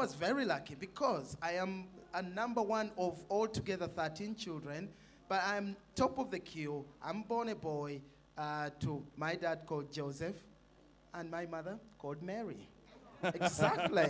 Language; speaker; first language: English; non-native, local second language; Ganda